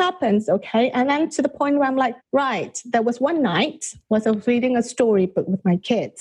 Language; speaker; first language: English; non-native, local second language; Malay